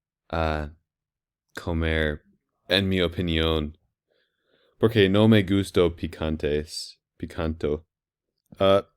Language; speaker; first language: Spanish; non-native, learner; English